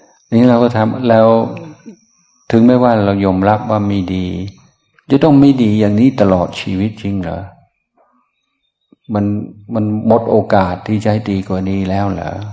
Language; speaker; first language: Thai; non-native, fluent; English